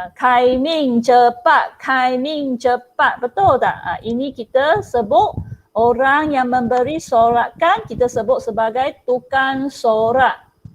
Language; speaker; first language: Malay; non-native, local second language; Chinese